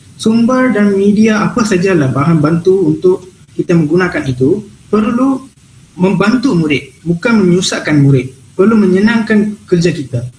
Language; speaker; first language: Malay; non-native, local second language; Tamil